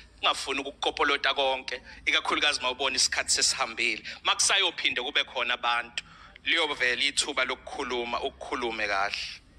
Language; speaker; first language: Zulu; native; Zulu